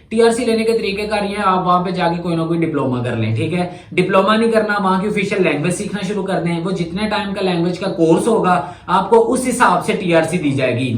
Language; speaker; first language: Urdu; non-native, local second language; Punjabi